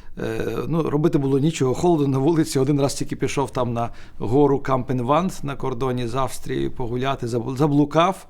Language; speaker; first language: Ukrainian; non-native, local second language; Russian